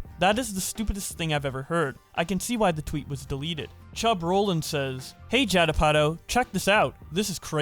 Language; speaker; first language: English; native; English